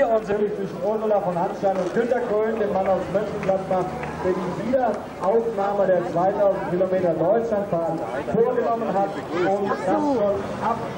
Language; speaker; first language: German; native; German